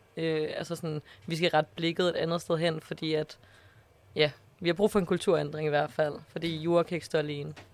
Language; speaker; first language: Danish; native; Danish